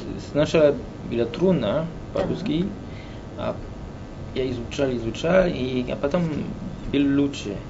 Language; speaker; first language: Russian; non-native, learner; French